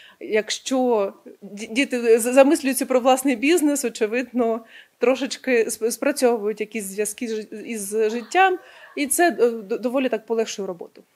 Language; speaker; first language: Ukrainian; non-native, local second language; Russian